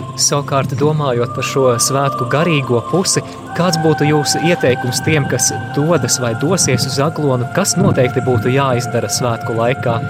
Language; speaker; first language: Latvian; native; Latvian